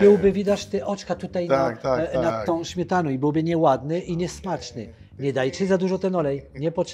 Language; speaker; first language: Polish; non-native, fluent; French